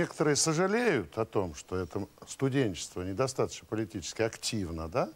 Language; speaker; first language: Russian; native; Russian